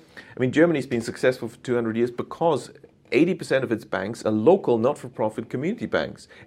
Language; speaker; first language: English; non-native, fluent; German